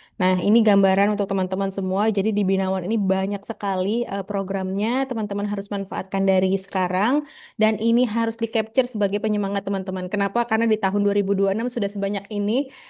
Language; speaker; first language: Indonesian; native; Indonesian